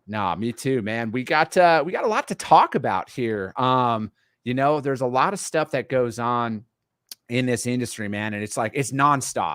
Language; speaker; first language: English; native; English